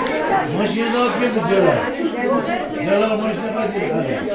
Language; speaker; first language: Turkish; non-native, fluent; Uzbek